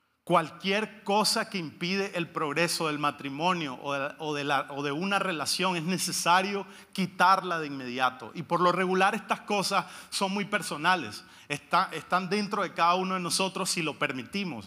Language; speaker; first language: Spanish; native; Spanish